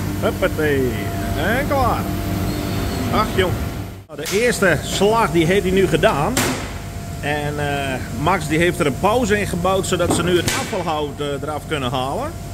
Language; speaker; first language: Dutch; non-native, local second language; Western Frisian